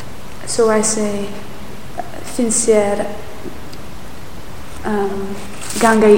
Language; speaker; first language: Icelandic; non-native, learner; English